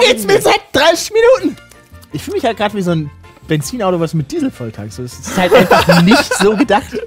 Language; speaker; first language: German; native; German